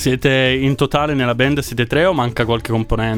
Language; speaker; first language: Italian; native; Italian